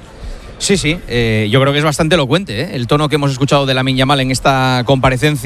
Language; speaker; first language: Spanish; native; Spanish